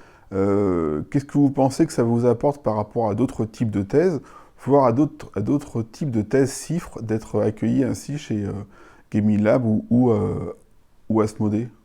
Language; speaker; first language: French; native; French